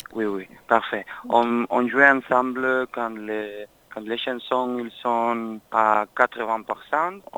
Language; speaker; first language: French; non-native, learner; Spanish